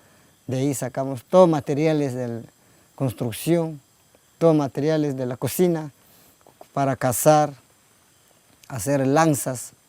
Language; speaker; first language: Spanish; non-native, local second language; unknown